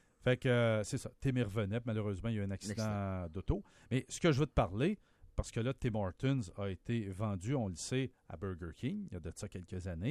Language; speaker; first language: French; native; French